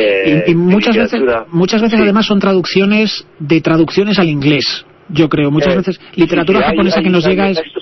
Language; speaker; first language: Spanish; native; Spanish